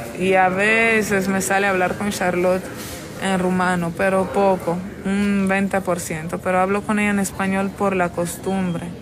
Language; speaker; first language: Spanish; non-native, fluent; Romanian